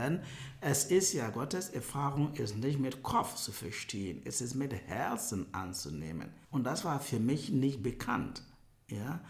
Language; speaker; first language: German; non-native, fluent; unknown